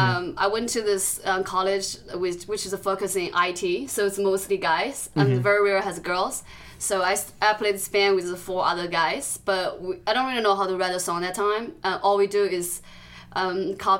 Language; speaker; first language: English; non-native, learner; Chinese